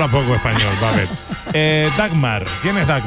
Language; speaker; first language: Spanish; native; Spanish